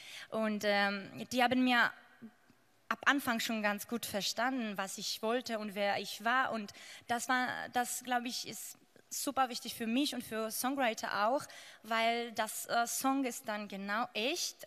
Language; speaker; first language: German; non-native, fluent; Georgian